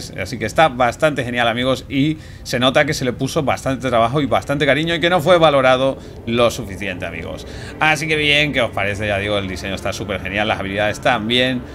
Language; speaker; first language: Spanish; native; Spanish